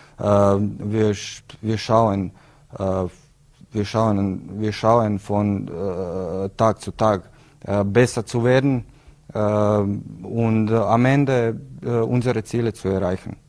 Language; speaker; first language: German; non-native, learner; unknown